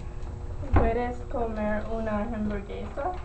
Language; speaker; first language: Spanish; non-native, learner; English